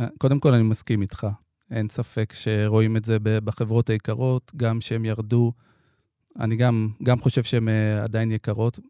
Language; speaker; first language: Hebrew; native; Hebrew